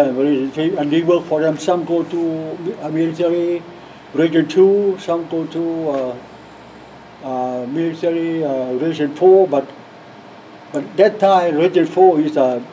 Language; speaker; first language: English; non-native, learner; Lao